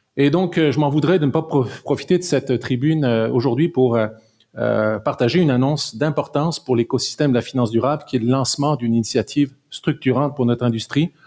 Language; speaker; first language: French; native; French